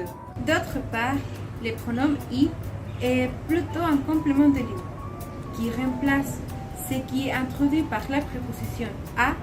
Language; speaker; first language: French; non-native, learner; Spanish